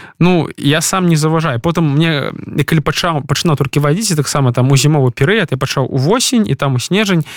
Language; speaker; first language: Belarusian; non-native, local second language; Russian